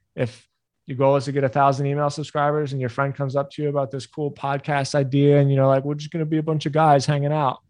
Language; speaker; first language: English; native; English